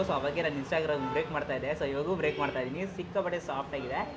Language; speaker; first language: Kannada; native; Kannada